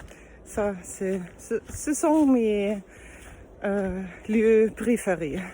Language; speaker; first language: French; non-native, fluent; German